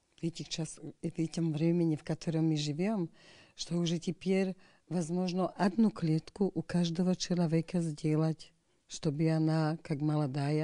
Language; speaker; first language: Russian; non-native, learner; Slovak